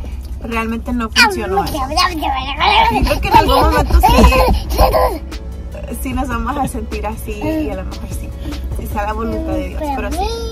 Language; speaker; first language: Spanish; early bilingual, heritage; Spanish